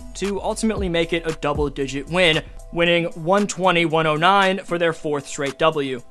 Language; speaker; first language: English; native; English